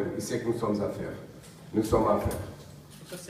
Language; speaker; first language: French; non-native, learner; Portuguese